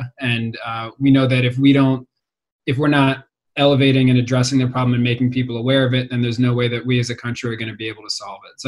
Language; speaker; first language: English; native; English